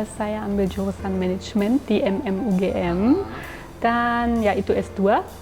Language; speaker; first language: Indonesian; non-native, fluent; German